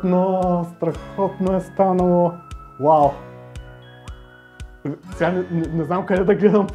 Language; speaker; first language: Bulgarian; native; Bulgarian